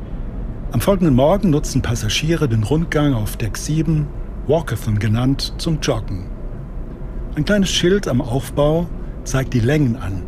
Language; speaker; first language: German; native; German